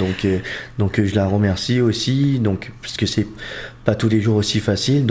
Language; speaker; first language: French; early bilingual, other home language; Portuguese